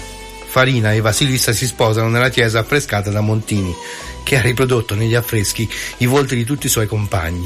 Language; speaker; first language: Italian; native; Italian